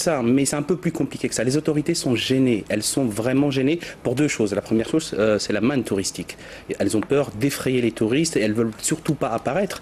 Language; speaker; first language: French; native; French